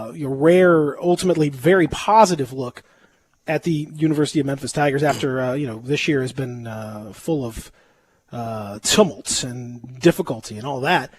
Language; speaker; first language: English; native; English